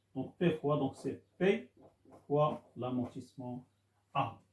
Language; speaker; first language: French; non-native, local second language; Arabic